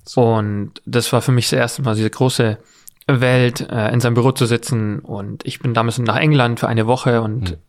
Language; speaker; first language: German; native; German